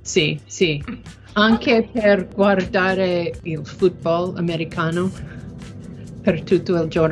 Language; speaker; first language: Italian; non-native, learner; English